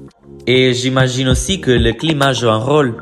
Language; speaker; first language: French; non-native, learner; Italian